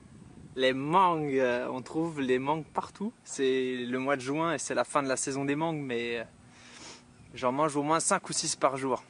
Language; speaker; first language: French; native; French